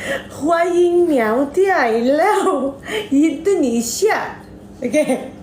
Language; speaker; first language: Chinese; non-native, learner; Indonesian